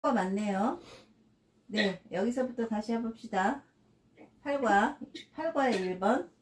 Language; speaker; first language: Korean; native; Korean